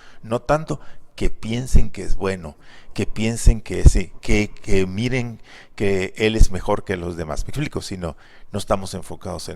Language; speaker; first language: Spanish; native; Spanish